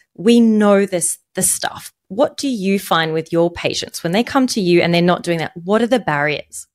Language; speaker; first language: English; non-native, fluent; Arabic